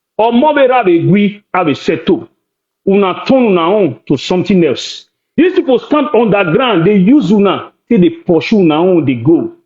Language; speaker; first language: Nigerian Pidgin; non-native, local second language; Bini